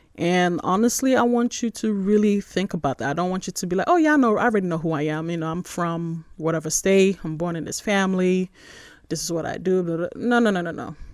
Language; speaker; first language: English; non-native, local second language; Igbo